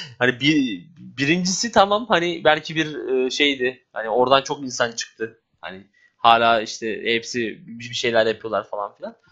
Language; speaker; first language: Turkish; native; Turkish